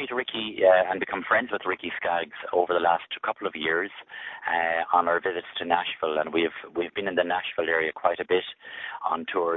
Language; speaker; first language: English; native; English